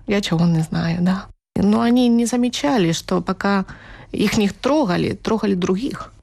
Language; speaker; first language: Russian; native; Russian